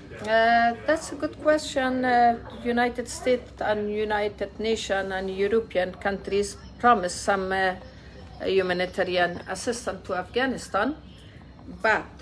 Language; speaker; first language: English; non-native, learner; Persian